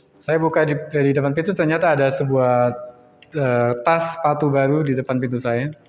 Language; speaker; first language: Indonesian; native; Indonesian